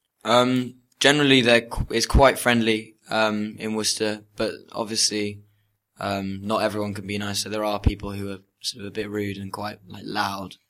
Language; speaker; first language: English; native; English